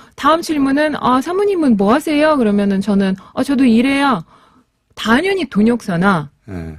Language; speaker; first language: Korean; non-native, fluent; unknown